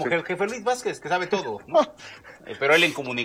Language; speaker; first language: Spanish; native; Spanish